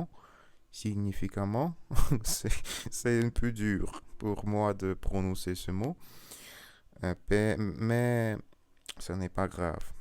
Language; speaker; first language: French; non-native, learner; Russian